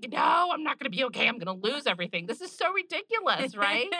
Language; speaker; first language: English; native; English